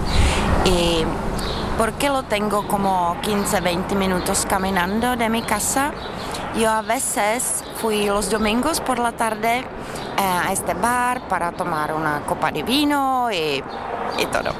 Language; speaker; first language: Spanish; non-native, fluent; Czech